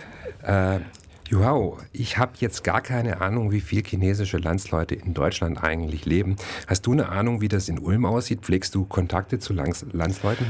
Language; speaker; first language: German; native; German